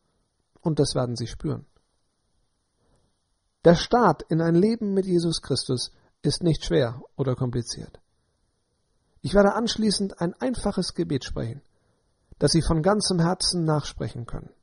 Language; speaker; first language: German; native; German